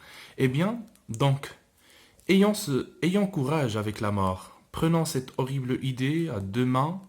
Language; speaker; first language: French; non-native, local second language; Arabic